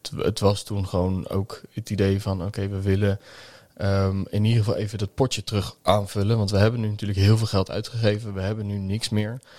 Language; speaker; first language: Dutch; native; Dutch